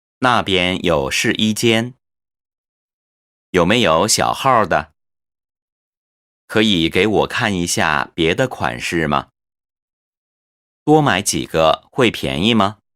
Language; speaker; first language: Chinese; non-native, fluent; Korean